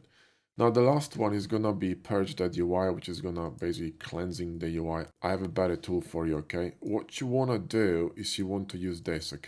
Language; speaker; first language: English; non-native, fluent; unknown